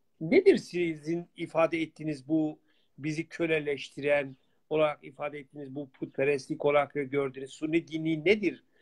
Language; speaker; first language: Turkish; non-native, local second language; Kurdish